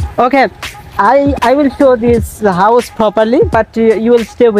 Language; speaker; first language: English; non-native, learner; Bangla